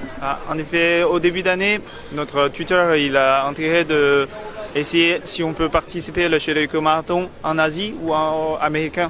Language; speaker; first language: French; non-native, fluent; Chinese